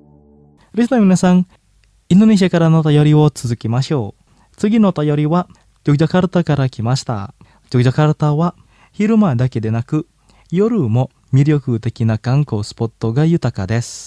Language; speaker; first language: Japanese; non-native, fluent; Indonesian